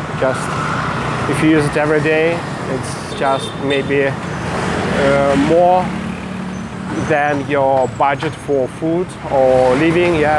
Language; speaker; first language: English; non-native, fluent; Russian